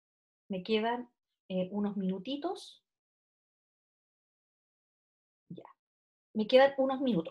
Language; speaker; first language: Spanish; native; Spanish